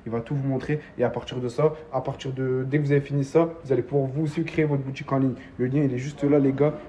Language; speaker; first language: French; native; French